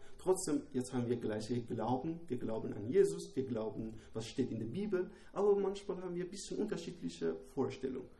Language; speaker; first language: German; non-native, learner; Persian